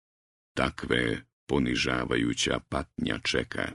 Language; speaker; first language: Croatian; native; Croatian